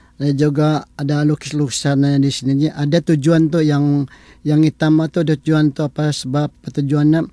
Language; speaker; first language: Malay; non-native, local second language; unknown